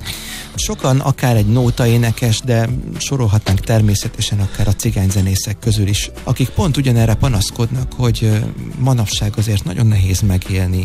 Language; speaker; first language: Hungarian; native; Hungarian